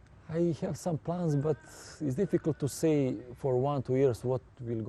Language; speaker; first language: English; non-native, fluent; Serbian